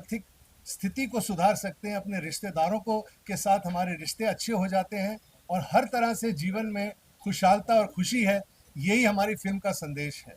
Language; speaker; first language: Hindi; native; Hindi